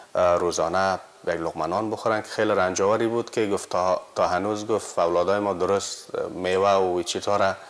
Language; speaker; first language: Persian; native; Persian